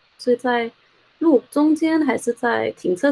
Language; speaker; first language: Chinese; early bilingual, heritage; Chinese